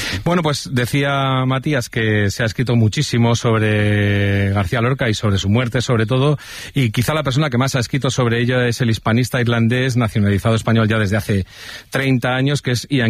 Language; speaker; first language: Spanish; native; Spanish